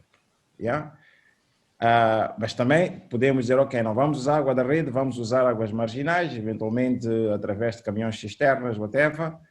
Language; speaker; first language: Portuguese; native; Portuguese